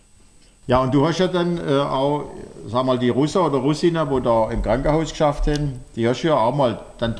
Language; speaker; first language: German; native; German